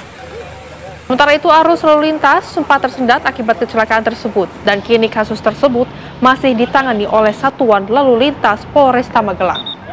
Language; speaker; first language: Indonesian; native; Indonesian